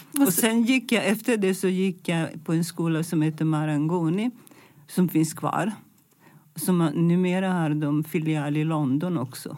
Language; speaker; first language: Swedish; non-native, fluent; Italian